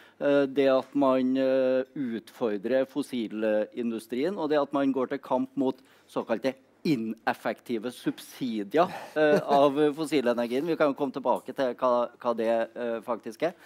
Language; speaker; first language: Norwegian; native; Norwegian